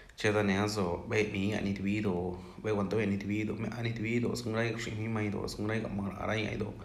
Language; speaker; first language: Spanish; non-native, local second language; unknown